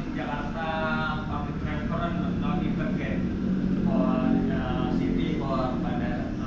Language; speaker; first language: English; non-native, learner; Indonesian